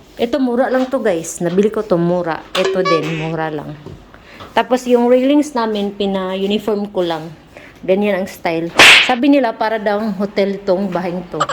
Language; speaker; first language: Filipino; non-native, local second language; Cebuano